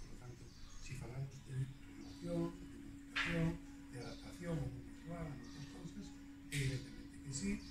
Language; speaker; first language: Galician; native; Galician